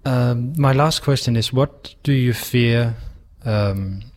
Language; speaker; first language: English; non-native, fluent; Danish